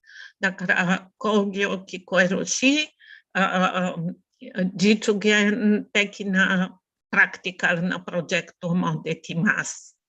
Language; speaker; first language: Japanese; non-native, learner; Bulgarian